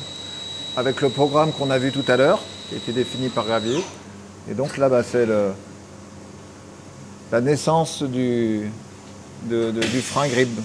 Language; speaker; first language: French; native; French